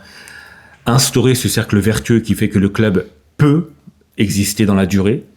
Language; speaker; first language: French; native; French